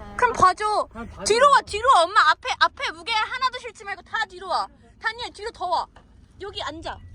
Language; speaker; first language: Korean; native; Korean